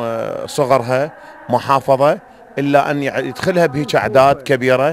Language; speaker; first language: Arabic; native; Arabic